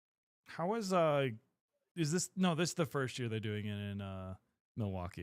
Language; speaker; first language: English; native; English